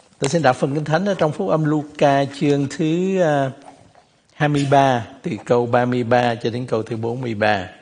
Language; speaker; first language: Vietnamese; native; Vietnamese